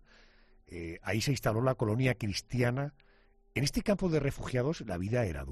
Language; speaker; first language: Spanish; native; Spanish